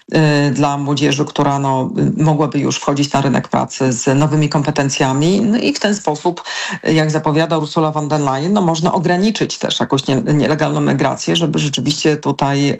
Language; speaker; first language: Polish; native; Polish